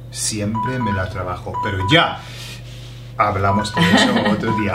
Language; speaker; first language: Spanish; non-native, fluent; English